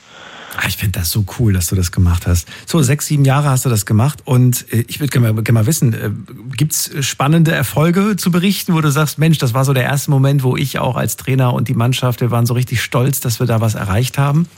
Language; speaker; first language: German; native; German